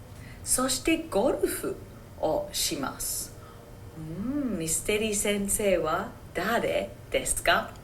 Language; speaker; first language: Japanese; non-native, fluent; English